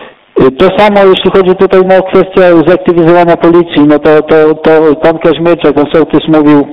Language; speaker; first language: Polish; native; Polish